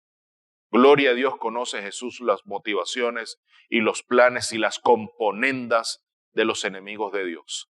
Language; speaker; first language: Spanish; native; Spanish